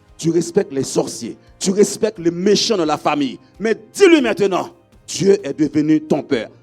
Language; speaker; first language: French; non-native, local second language; Haitian Creole